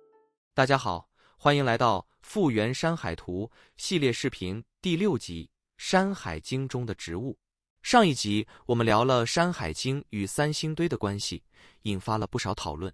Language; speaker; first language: Chinese; native; Chinese